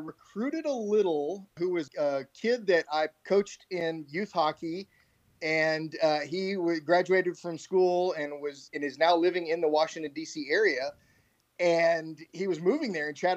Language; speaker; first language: English; native; English